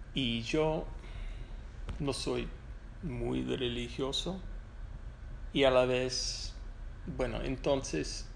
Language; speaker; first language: Spanish; non-native, fluent; English